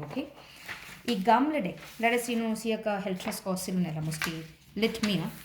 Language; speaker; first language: Danish; non-native, fluent; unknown